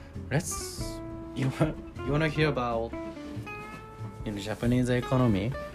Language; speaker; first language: English; non-native, learner; Japanese